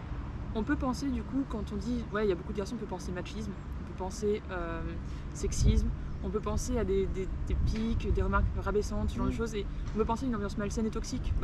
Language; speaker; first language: French; native; French